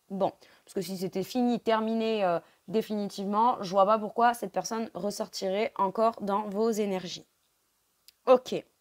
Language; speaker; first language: French; native; French